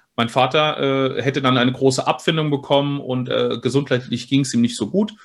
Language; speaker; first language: German; early bilingual, other home language; Spanish